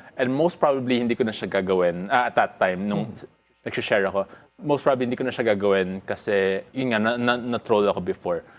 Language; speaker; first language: Filipino; native; Filipino